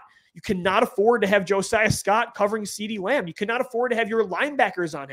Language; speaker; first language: English; native; English